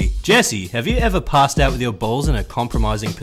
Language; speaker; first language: English; native; English